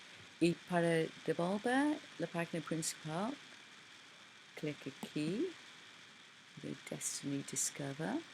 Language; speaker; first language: Spanish; non-native, learner; English